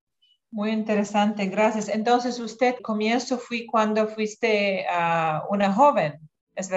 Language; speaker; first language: Spanish; non-native, fluent; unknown